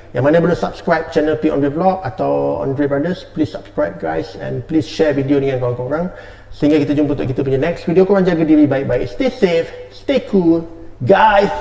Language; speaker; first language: Malay; native; Malay